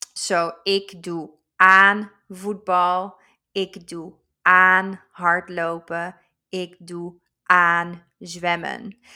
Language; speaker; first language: English; non-native, fluent; Dutch